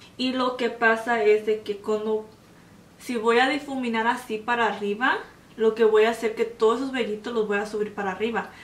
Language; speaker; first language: Spanish; early bilingual, heritage; Spanish